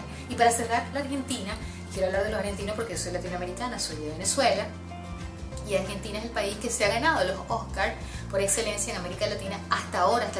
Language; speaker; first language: Spanish; native; Spanish